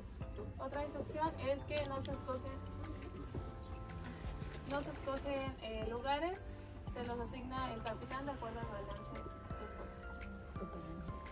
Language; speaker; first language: Spanish; native; Spanish